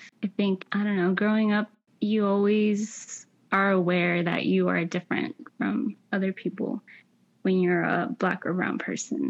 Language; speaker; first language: English; early bilingual, other home language; Spanish